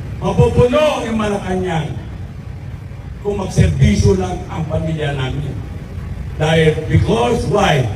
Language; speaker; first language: Filipino; non-native, local second language; Iloko